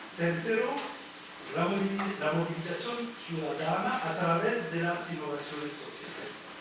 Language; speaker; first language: Spanish; non-native, learner; French